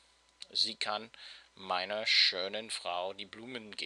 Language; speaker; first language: German; non-native, fluent; English